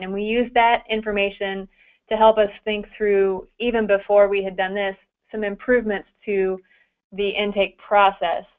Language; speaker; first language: English; native; English